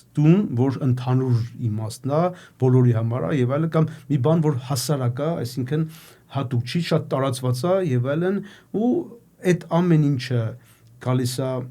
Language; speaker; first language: Armenian; native; Armenian